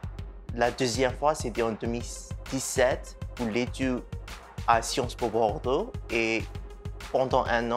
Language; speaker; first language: French; non-native, fluent; Burmese